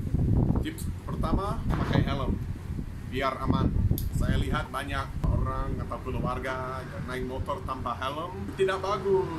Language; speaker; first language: Indonesian; non-native, fluent; English